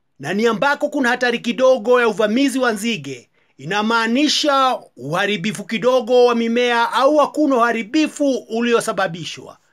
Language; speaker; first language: Swahili; native; Swahili